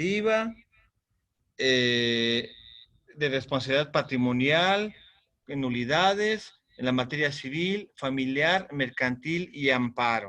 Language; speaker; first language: Spanish; native; Spanish